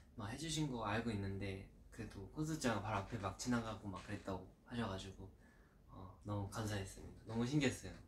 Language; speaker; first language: Korean; early bilingual, heritage; Korean